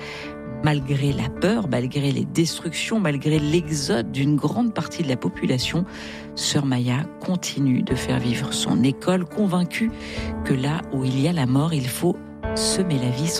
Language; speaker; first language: French; native; French